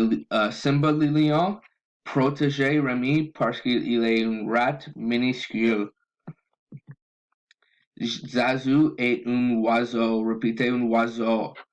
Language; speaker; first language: French; non-native, learner; English